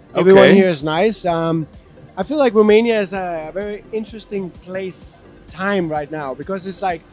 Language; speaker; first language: English; non-native, fluent; Danish